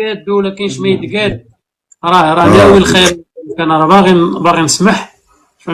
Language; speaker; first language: Arabic; native; Arabic